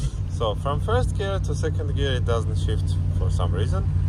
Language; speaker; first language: English; non-native, fluent; Georgian